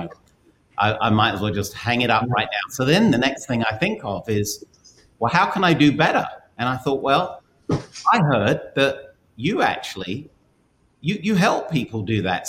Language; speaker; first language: English; native; English